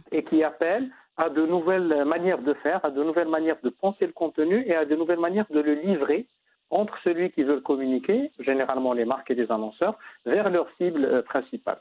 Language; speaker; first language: French; non-native, local second language; Arabic